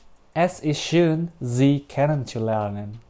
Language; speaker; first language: German; non-native, learner; Indonesian